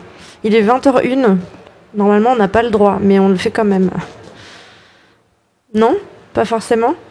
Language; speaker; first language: French; native; French